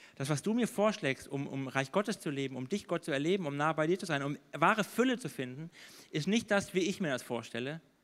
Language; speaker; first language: German; native; German